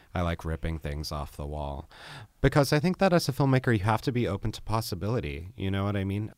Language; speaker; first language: English; native; English